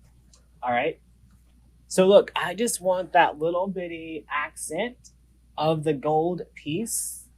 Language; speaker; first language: English; native; English